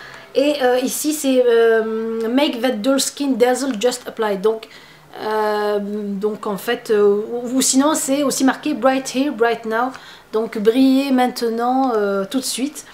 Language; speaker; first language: French; native; French